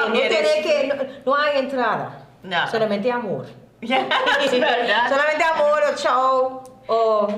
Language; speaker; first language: Spanish; non-native, learner; English